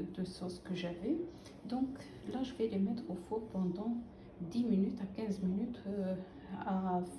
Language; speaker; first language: French; non-native, local second language; Arabic